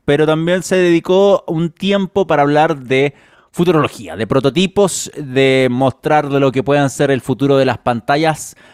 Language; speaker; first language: Spanish; native; Spanish